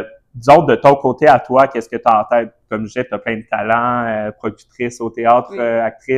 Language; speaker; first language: French; native; French